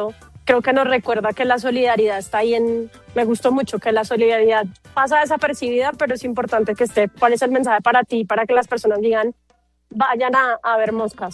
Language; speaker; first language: Spanish; native; Spanish